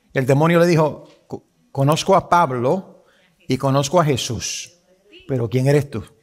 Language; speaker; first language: Spanish; early bilingual, heritage; Spanish